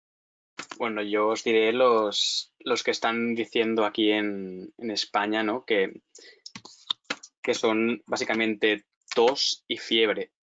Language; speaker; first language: Spanish; native; Spanish